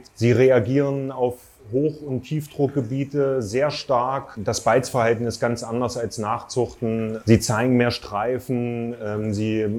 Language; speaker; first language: German; native; German